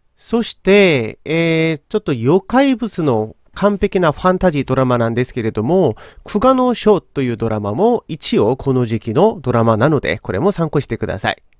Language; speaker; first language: Japanese; non-native, fluent; Korean